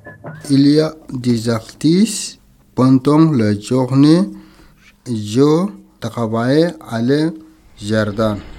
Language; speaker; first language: French; non-native, learner; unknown